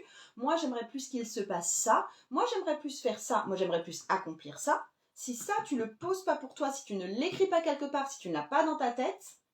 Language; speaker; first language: French; native; French